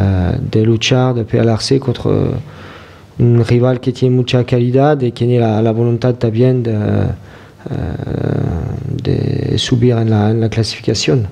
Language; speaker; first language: Spanish; non-native, fluent; French